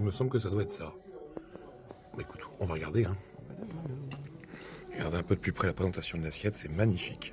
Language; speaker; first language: French; native; French